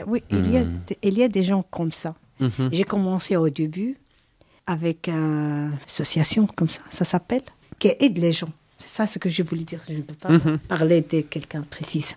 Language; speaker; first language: French; non-native, learner; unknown